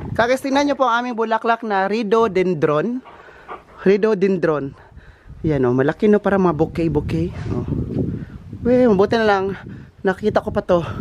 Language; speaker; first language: Filipino; non-native, local second language; Cebuano